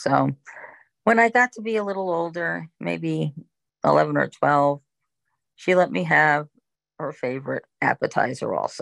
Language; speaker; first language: English; native; English